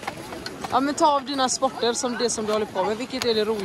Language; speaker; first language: Swedish; native; Swedish